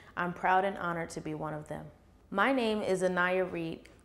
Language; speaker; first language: English; native; English